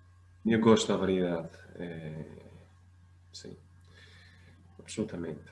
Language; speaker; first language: Portuguese; non-native, fluent; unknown